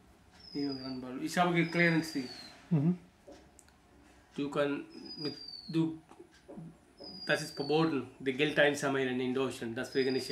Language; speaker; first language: German; non-native, learner; Sinhala